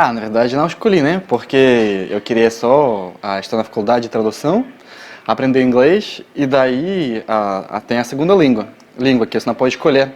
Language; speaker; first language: Portuguese; non-native, fluent; Russian